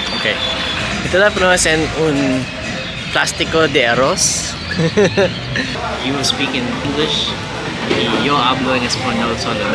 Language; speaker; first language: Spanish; non-native, learner; English